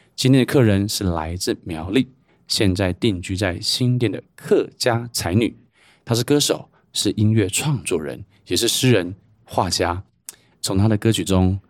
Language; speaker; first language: Chinese; native; Chinese